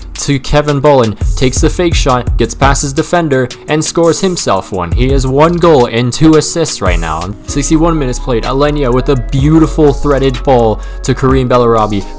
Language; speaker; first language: English; native; English